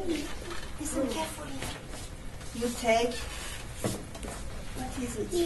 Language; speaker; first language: English; non-native, fluent; French